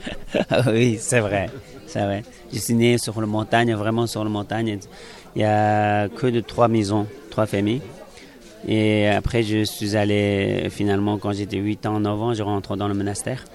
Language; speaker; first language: French; non-native, learner; Tibetan